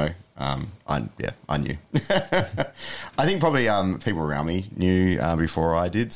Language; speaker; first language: English; native; English